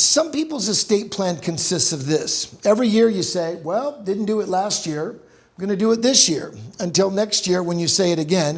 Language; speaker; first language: English; native; English